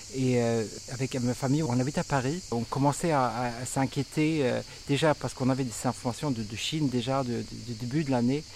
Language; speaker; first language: French; non-native, fluent; Swedish